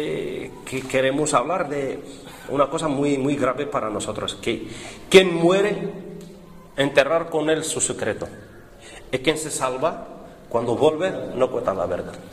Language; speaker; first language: Spanish; non-native, learner; Arabic